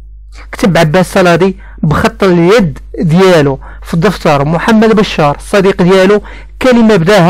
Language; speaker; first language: Arabic; native; Arabic